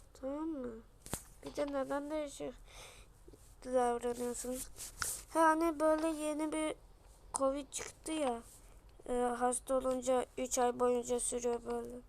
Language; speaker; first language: Turkish; native; Turkish